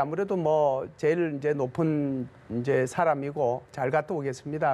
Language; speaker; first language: Korean; native; Korean